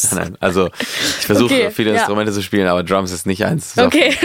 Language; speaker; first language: German; non-native, fluent; Spanish